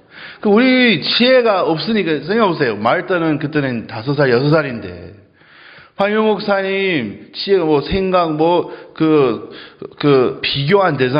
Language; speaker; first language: Korean; non-native, fluent; English